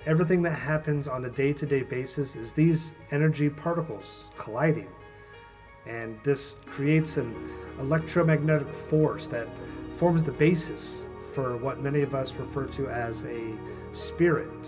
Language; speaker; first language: English; native; English